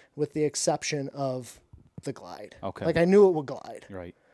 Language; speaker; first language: English; native; English